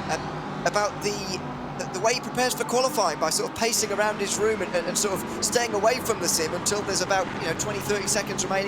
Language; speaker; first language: English; native; English